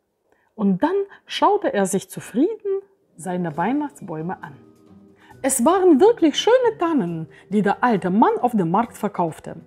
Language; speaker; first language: German; native; German